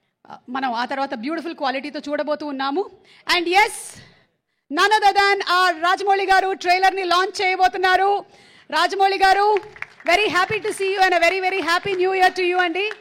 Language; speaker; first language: Telugu; native; Telugu